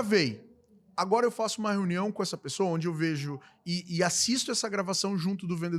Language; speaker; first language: Portuguese; native; Portuguese